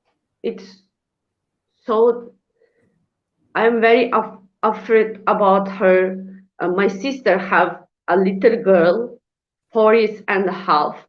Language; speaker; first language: English; non-native, learner; Uyghur